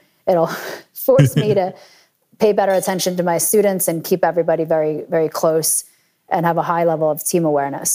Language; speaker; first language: English; native; English